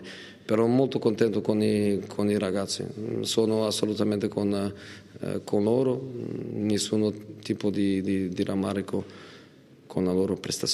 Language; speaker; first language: Italian; non-native, fluent; Portuguese